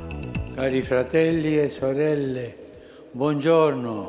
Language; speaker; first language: Italian; early bilingual, heritage; Spanish